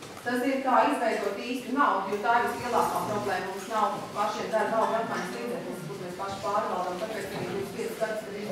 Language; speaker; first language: Latvian; native; Latvian